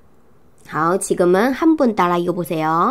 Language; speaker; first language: Korean; non-native, fluent; Chinese